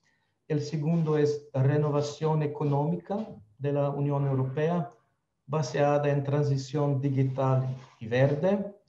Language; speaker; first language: Spanish; non-native, fluent; Slovenian